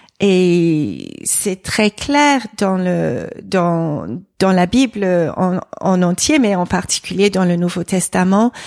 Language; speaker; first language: French; non-native, fluent; English